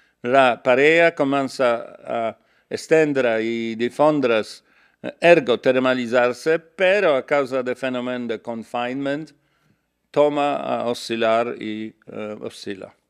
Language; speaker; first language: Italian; non-native, learner; Polish